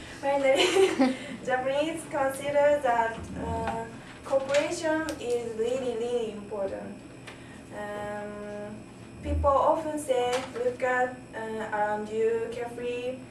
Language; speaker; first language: English; non-native, learner; Japanese